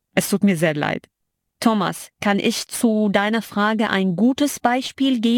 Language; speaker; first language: German; non-native, fluent; Arabic